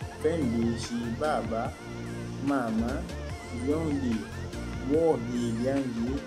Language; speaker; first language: Chinese; non-native, learner; Malay